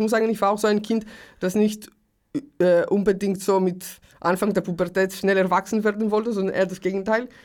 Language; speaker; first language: German; early bilingual, other home language; Greek